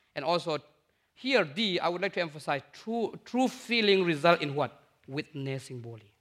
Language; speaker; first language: English; non-native, fluent; Burmese